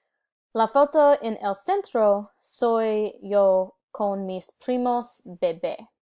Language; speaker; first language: Spanish; non-native, learner; English